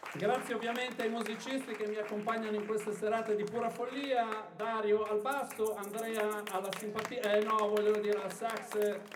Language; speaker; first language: Italian; native; Italian